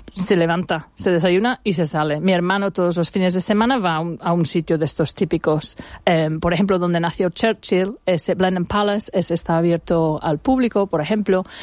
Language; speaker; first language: Spanish; non-native, fluent; English